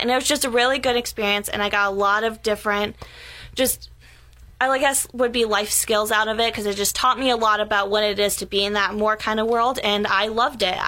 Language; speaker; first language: English; native; English